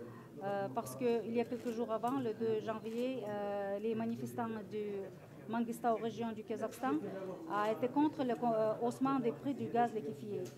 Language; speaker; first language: French; non-native, fluent; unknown